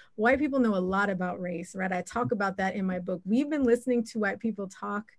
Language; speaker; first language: English; native; English